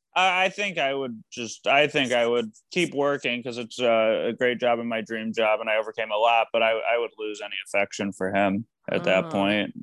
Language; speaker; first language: English; native; English